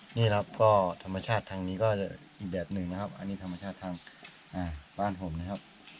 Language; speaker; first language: Thai; non-native, local second language; Karen languages